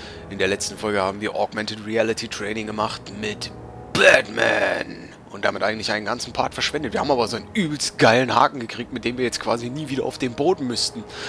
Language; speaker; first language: German; native; German